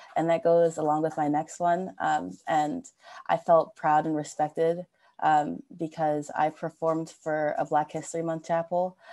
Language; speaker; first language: English; native; English